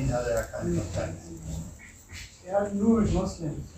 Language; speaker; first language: German; non-native, fluent; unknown